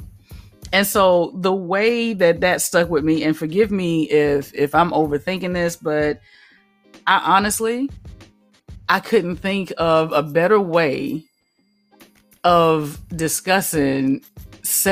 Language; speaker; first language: English; native; English